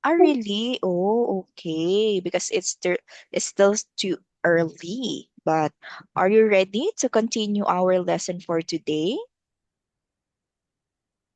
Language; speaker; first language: English; non-native, local second language; Filipino